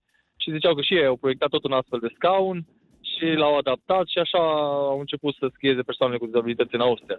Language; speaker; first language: Romanian; native; Romanian